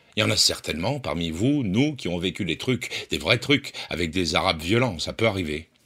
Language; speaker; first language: French; native; French